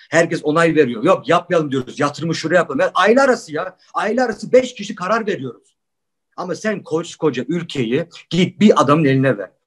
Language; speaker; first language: Turkish; early bilingual, heritage; Turkish